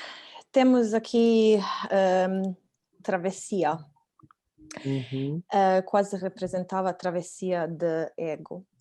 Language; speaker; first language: Portuguese; non-native, fluent; Croatian